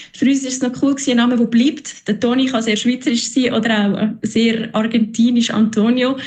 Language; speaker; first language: German; native; German